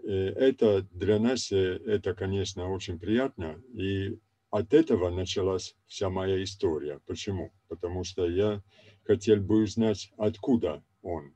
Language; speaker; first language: Russian; non-native, fluent; Italian